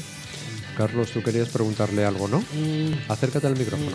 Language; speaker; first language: Spanish; native; Spanish